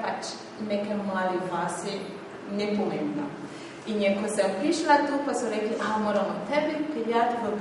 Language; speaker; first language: Slovenian; non-native, fluent; French